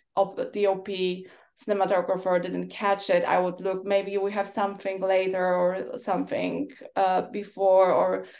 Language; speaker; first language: English; non-native, fluent; Polish